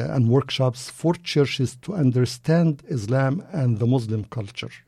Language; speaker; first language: English; non-native, fluent; Arabic